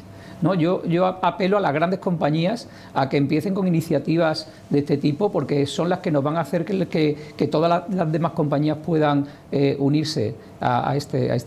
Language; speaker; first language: Spanish; native; Spanish